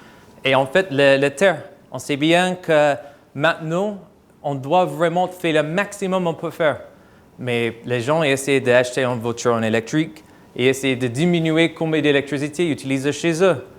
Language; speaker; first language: French; non-native, fluent; English